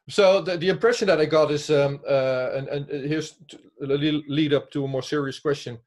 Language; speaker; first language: English; non-native, fluent; Dutch